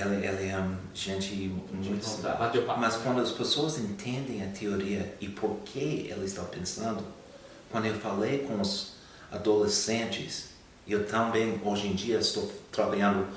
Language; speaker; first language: Portuguese; non-native, fluent; English